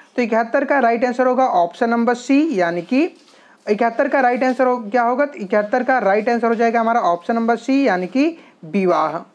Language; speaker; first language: Hindi; native; Hindi